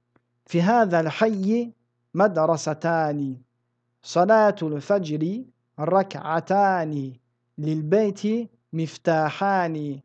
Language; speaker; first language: Arabic; non-native, fluent; French